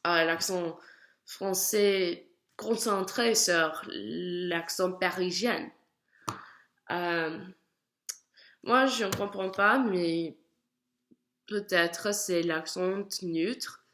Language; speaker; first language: French; non-native, learner; English